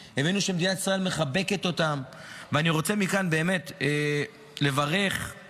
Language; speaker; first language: Hebrew; native; Hebrew